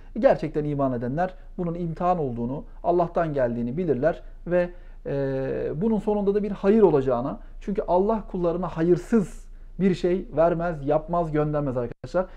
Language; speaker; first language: Turkish; native; Turkish